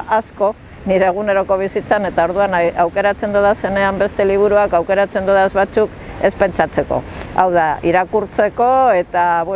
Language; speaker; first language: Basque; native; Basque